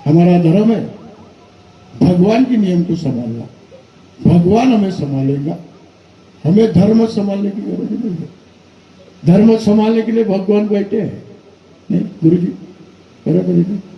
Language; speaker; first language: Hindi; non-native, local second language; Marathi